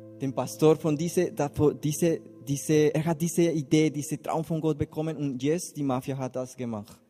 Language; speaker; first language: German; non-native, learner; Spanish